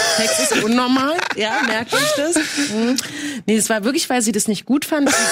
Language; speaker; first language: German; native; German